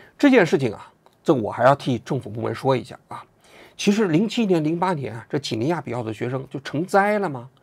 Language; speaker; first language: Chinese; native; Chinese